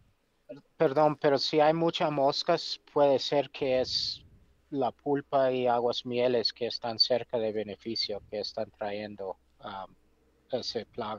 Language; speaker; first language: Spanish; non-native, fluent; English